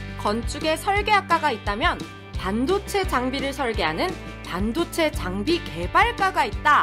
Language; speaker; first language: Korean; native; Korean